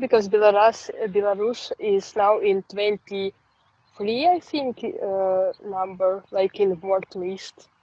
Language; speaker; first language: English; non-native, fluent; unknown